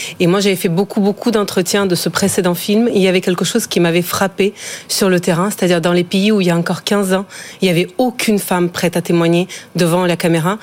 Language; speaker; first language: French; non-native, fluent; Ukrainian